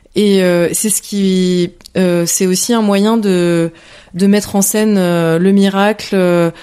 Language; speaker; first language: French; native; French